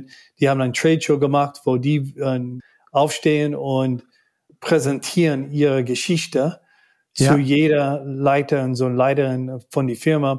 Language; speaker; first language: German; non-native, learner; English